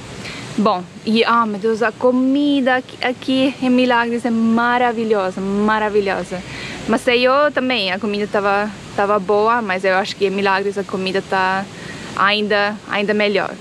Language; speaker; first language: Portuguese; non-native, fluent; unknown